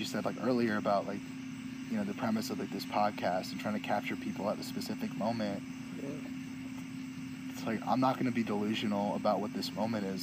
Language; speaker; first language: English; native; English